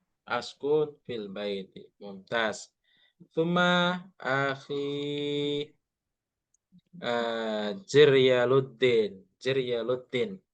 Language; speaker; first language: Arabic; non-native, fluent; Indonesian